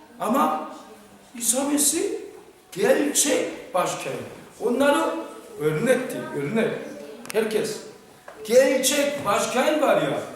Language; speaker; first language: Turkish; non-native, fluent; Korean